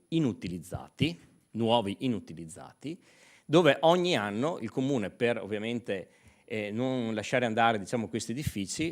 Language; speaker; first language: Italian; native; Italian